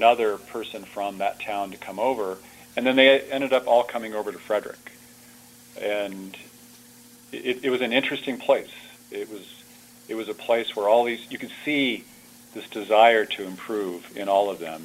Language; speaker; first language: English; early bilingual, other home language; Italian